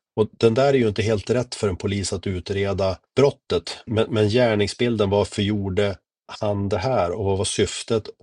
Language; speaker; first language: Swedish; native; Swedish